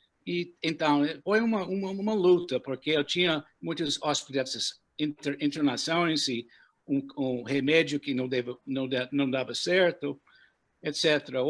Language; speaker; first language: Portuguese; non-native, fluent; English